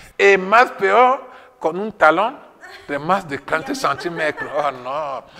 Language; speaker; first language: Spanish; non-native, fluent; French